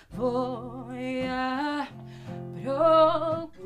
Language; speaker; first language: Spanish; native; Spanish